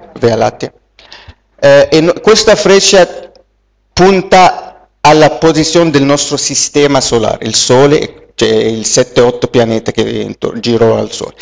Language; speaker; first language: Italian; non-native, fluent; Arabic